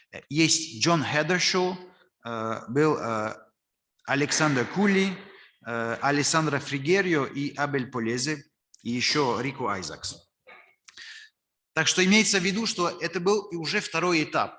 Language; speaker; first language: Russian; non-native, fluent; French